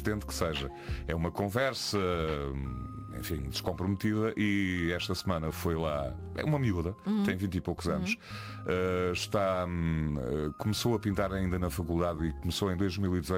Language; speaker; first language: Portuguese; native; Portuguese